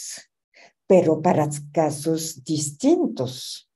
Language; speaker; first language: Spanish; non-native, fluent; French